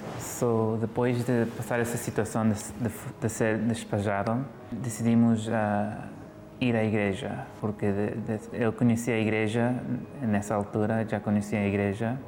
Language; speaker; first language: Portuguese; early bilingual, heritage; Portuguese